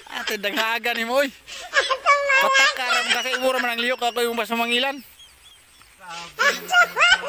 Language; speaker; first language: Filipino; non-native, local second language; Cebuano